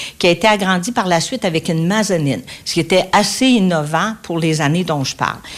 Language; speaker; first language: French; native; French